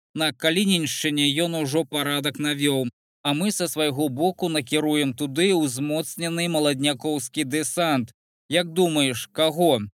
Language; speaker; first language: Belarusian; native; Belarusian